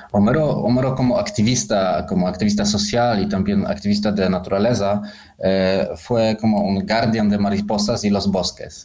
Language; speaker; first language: Spanish; non-native, learner; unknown